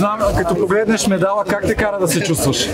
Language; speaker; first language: Bulgarian; native; Bulgarian